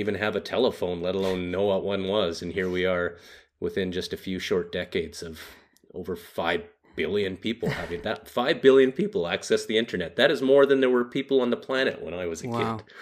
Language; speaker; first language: English; native; English